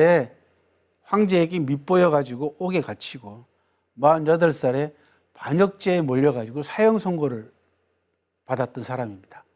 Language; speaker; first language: Korean; native; Korean